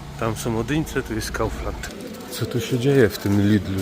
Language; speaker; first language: Polish; native; Polish